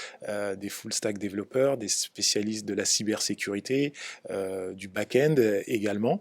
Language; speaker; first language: French; native; French